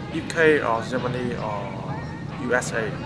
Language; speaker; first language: English; non-native, learner; Vietnamese